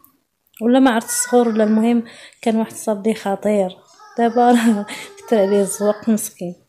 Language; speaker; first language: Arabic; native; Arabic